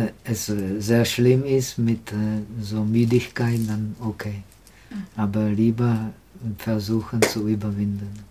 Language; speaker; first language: German; non-native, learner; Czech